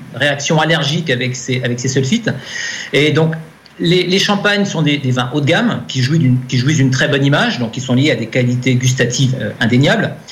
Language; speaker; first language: French; native; French